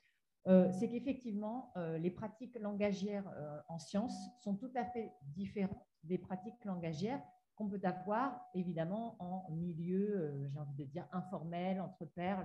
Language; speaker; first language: French; native; French